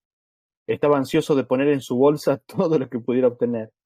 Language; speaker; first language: Spanish; native; Spanish